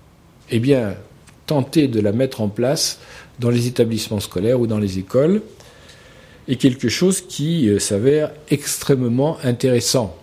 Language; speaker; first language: French; native; French